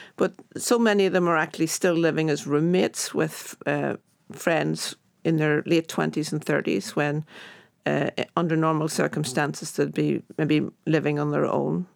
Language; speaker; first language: English; native; English